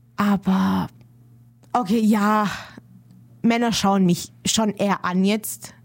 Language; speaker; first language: German; early bilingual, other home language; Romanian